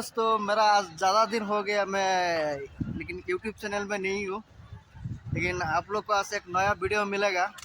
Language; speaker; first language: Hindi; non-native, local second language; Assamese